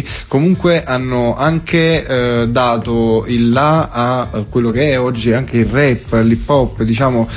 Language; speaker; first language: Italian; native; Italian